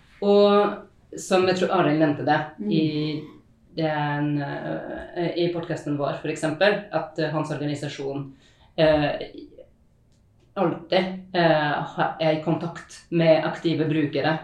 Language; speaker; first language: Norwegian; non-native, fluent; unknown